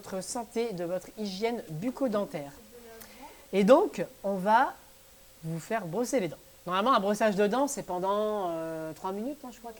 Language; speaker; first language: French; native; French